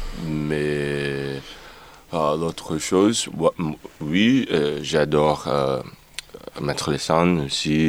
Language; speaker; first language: French; non-native, learner; English